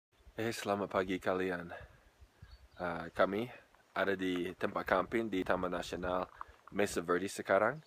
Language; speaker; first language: Indonesian; non-native, fluent; English